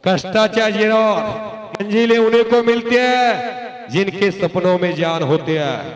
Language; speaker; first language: Hindi; non-native, local second language; Marathi